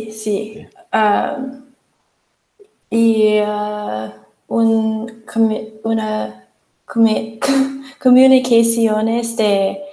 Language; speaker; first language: Spanish; non-native, learner; English